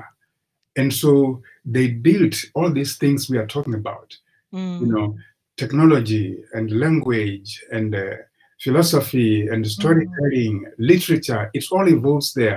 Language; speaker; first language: English; non-native, local second language; Swahili